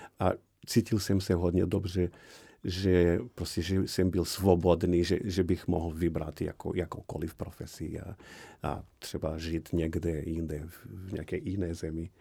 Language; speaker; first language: Czech; non-native, fluent; Portuguese